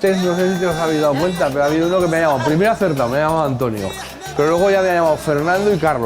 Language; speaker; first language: Spanish; native; Spanish